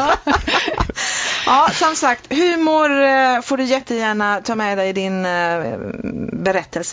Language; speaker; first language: Swedish; native; Swedish